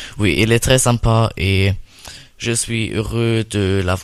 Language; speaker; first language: French; non-native, learner; German